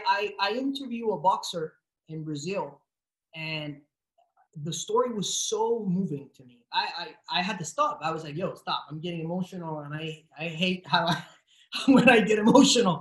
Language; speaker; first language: English; non-native, fluent; Spanish